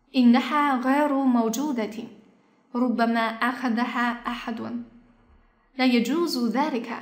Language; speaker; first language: Arabic; non-native, fluent; Chinese